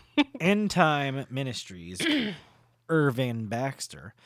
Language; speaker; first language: English; native; English